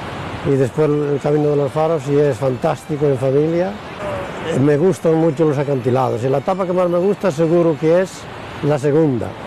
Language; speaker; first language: Spanish; non-native, fluent; English